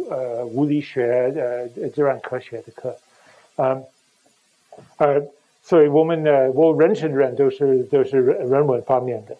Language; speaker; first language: Chinese; non-native, fluent; English